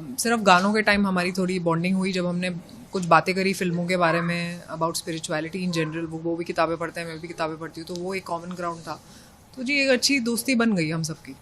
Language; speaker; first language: Hindi; native; Hindi